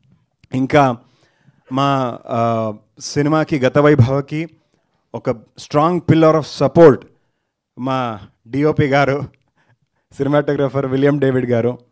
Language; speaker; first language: Telugu; non-native, learner; Kannada